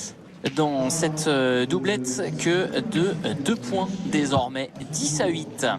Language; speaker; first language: French; native; French